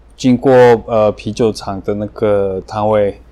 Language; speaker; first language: Chinese; early bilingual, heritage; Chinese